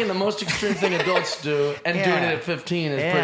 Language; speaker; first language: English; native; English